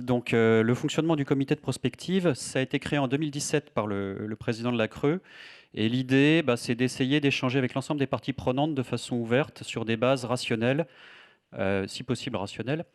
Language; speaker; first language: French; native; French